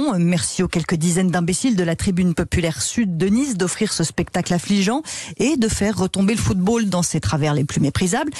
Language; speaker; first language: French; native; French